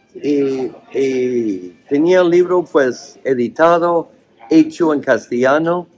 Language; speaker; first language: Spanish; non-native, fluent; English